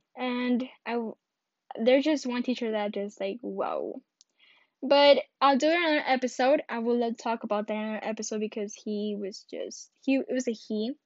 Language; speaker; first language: English; early bilingual, other home language; Spanish